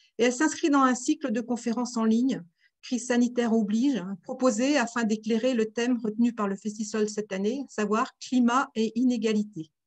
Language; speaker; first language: French; native; French